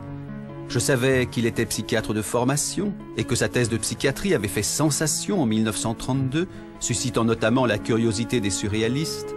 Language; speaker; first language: French; native; French